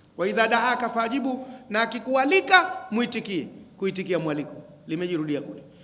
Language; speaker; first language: Swahili; native; Swahili